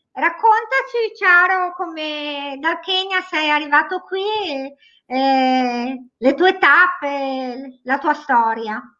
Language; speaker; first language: Italian; native; Italian